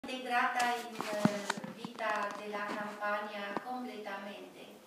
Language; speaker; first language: Italian; non-native, fluent; Romanian